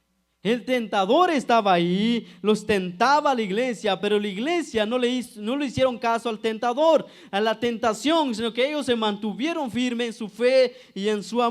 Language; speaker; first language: Spanish; native; Spanish